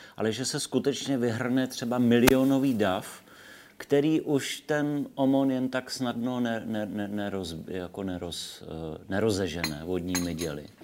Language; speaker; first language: Czech; native; Czech